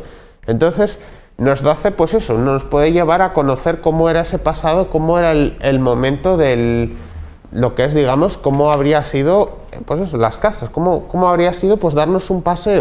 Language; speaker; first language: Spanish; native; Spanish